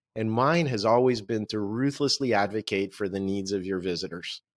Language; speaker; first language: English; non-native, fluent; Russian